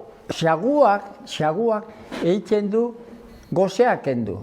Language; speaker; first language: Basque; native; Basque